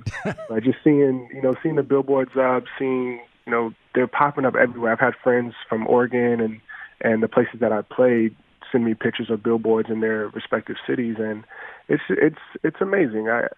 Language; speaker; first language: English; native; English